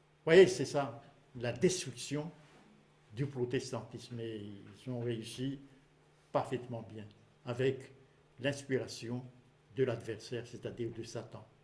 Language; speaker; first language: French; non-native, local second language; Malagasy